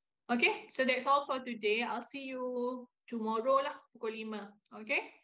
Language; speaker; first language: English; non-native, local second language; Malay